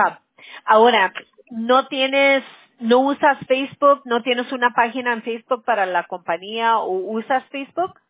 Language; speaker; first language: Spanish; early bilingual, heritage; Spanish